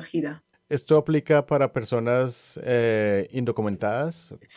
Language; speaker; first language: Spanish; native; Spanish